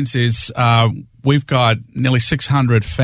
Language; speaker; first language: English; native; English